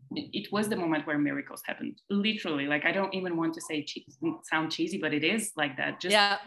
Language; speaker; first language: English; non-native, fluent; Bulgarian